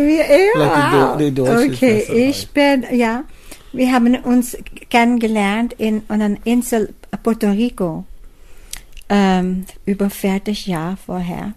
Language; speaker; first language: German; non-native, learner; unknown